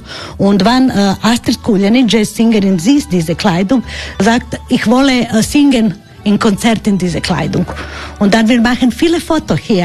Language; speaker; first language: German; non-native, learner; Croatian